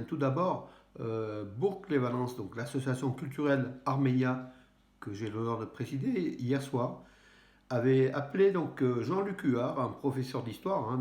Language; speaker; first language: French; native; French